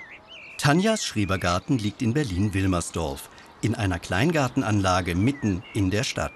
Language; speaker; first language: German; native; German